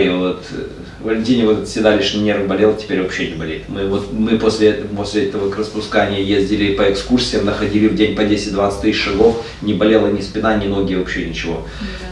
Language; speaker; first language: Russian; native; Russian